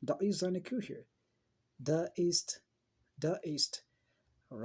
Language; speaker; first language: German; non-native, learner; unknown